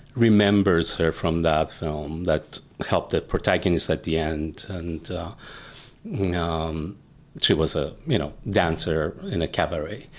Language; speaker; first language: English; non-native, fluent; Persian